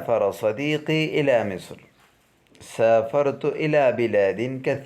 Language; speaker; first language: Arabic; non-native, fluent; Urdu